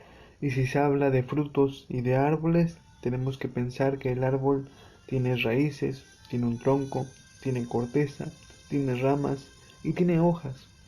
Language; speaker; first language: Spanish; native; Spanish